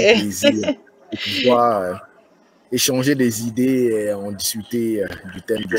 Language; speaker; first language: French; non-native, fluent; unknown